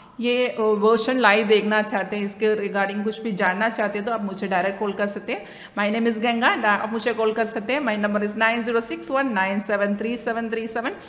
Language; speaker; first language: Hindi; non-native, local second language; Malayalam